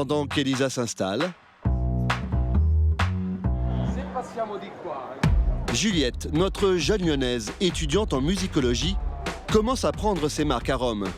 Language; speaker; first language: French; native; French